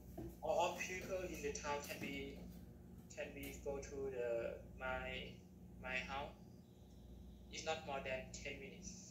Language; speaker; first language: English; non-native, learner; Thai